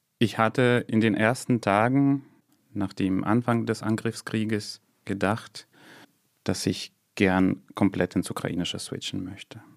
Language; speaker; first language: German; non-native, fluent; Russian